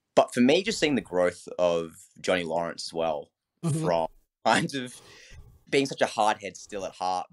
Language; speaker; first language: English; native; English